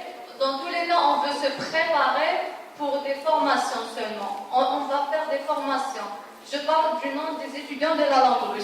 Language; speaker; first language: French; non-native, local second language; Arabic